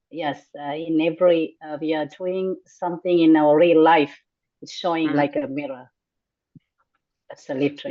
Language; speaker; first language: English; non-native, learner; Tamil